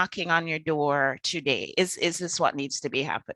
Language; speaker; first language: English; native; English